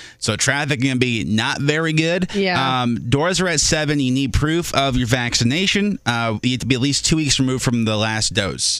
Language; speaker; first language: English; native; English